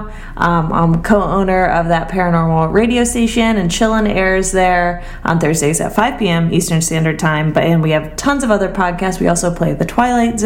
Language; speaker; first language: English; native; English